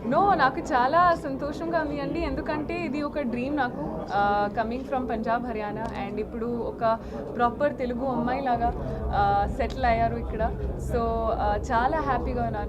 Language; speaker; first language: Telugu; non-native, learner; Hindi